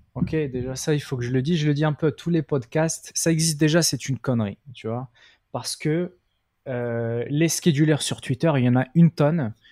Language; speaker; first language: French; non-native, local second language; Arabic